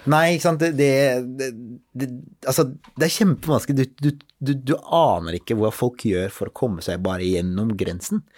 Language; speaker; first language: Norwegian; non-native, fluent; Arabic